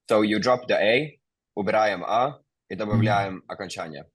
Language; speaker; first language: Russian; non-native, fluent; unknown